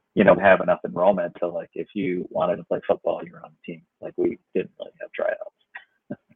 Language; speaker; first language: English; native; English